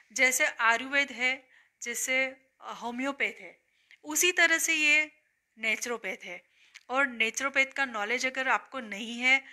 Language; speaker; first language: Hindi; non-native, local second language; Gujarati